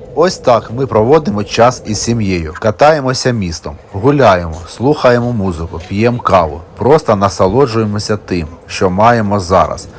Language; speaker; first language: Ukrainian; native; Ukrainian